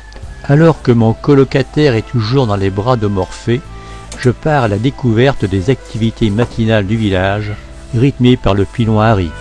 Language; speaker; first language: French; native; French